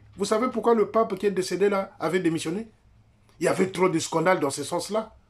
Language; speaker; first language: French; non-native, local second language; Lingala